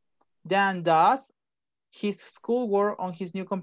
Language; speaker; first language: English; non-native, fluent; Spanish